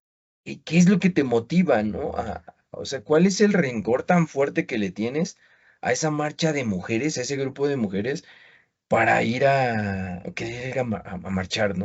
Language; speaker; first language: Spanish; native; Spanish